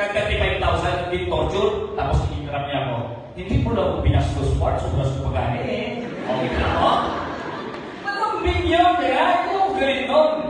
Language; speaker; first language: Filipino; non-native, local second language; Hiligaynon